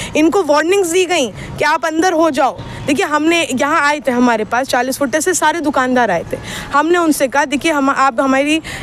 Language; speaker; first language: Hindi; native; Hindi